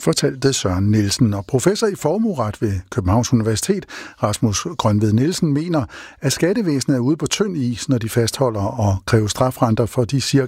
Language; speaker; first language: Danish; native; Danish